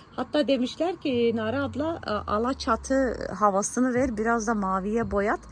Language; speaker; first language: Turkish; early bilingual, heritage; Turkish